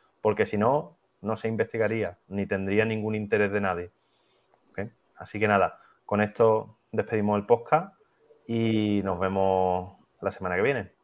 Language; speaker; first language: Spanish; native; Spanish